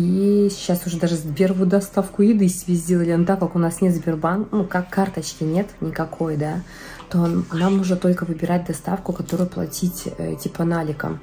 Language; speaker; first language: Russian; native; Russian